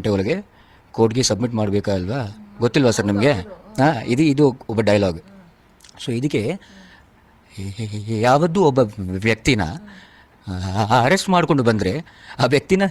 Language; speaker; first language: Kannada; non-native, learner; Malayalam